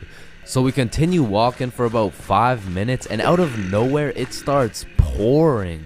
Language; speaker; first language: English; native; English